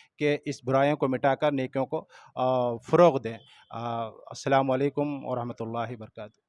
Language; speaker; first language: Urdu; native; Urdu